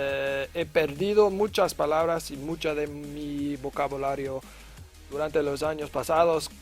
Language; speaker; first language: Spanish; non-native, learner; English